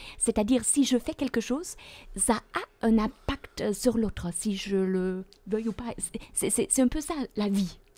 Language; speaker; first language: French; non-native, fluent; German